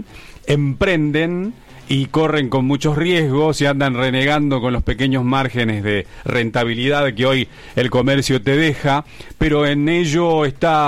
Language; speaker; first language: Spanish; native; Spanish